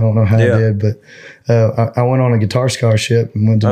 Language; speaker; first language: English; native; English